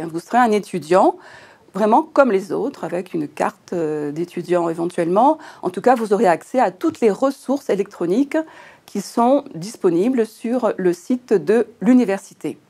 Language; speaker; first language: French; native; French